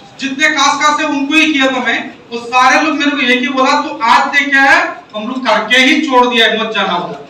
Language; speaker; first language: Hindi; non-native, local second language; Kannada